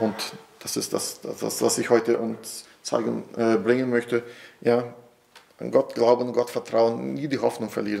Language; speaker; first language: German; non-native, fluent; Portuguese